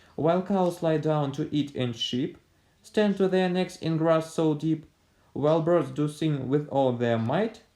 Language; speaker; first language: English; non-native, fluent; Russian